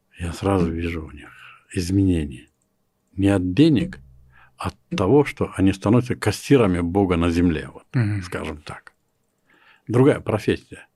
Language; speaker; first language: Russian; non-native, local second language; Kyrgyz